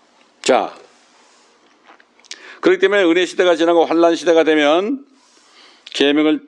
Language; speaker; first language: Korean; native; Korean